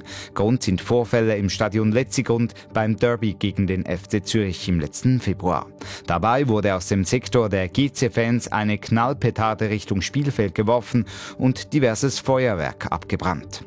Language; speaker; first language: German; native; German